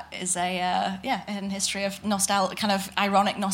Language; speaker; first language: English; native; English